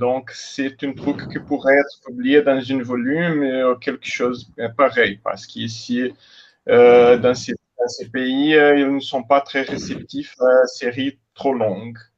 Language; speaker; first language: French; non-native, fluent; Portuguese